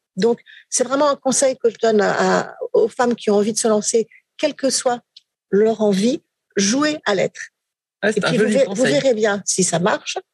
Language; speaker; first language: French; native; French